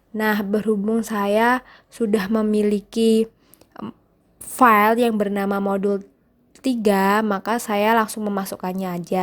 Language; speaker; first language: Indonesian; native; Indonesian